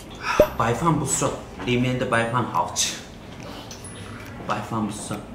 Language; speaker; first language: Chinese; non-native, fluent; Turkish